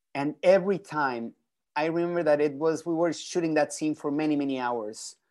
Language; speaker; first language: English; non-native, fluent; Spanish